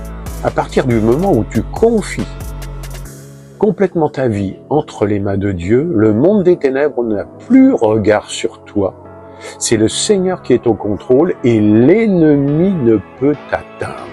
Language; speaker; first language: French; native; French